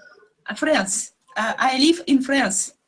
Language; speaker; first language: English; non-native, learner; Russian